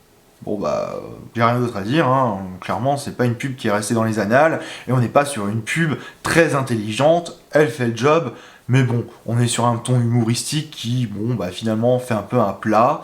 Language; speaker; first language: French; native; French